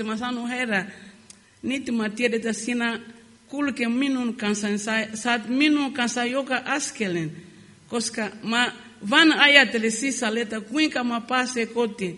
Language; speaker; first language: Finnish; non-native, learner; Lingala